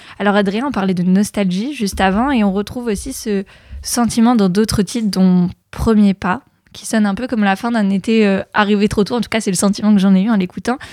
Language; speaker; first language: French; native; French